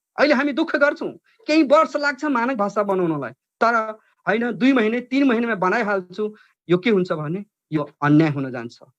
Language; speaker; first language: Nepali; non-native, local second language; Dangaura Tharu